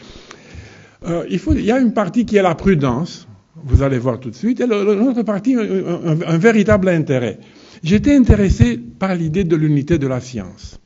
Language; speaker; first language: French; non-native, fluent; Romanian